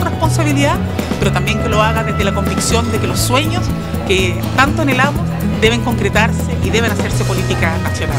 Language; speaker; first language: Spanish; native; Spanish